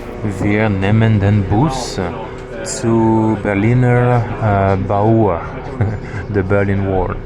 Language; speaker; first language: German; non-native, learner; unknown